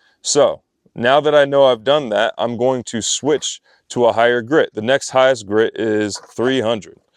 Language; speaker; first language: English; native; English